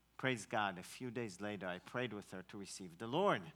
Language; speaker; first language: English; non-native, fluent; Hebrew